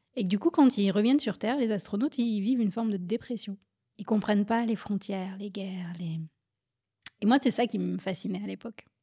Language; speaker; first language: French; native; French